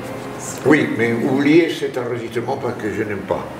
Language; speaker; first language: French; non-native, fluent; Spanish